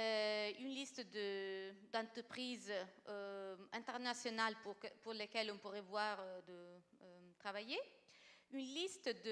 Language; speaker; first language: French; non-native, fluent; Italian